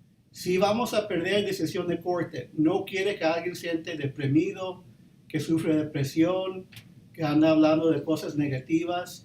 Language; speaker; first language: Spanish; early bilingual, heritage; Spanish